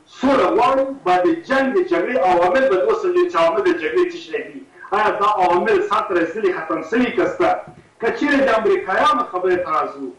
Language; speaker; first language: Pashto; native; Pashto